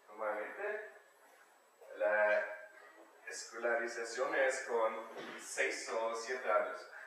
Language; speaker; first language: Spanish; non-native, learner; German